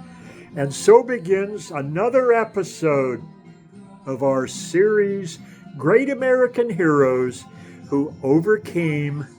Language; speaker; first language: English; native; English